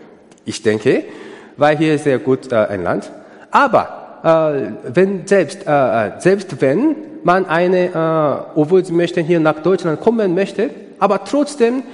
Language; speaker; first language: German; non-native, learner; Korean